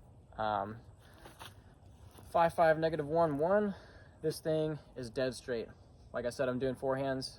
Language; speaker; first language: English; native; English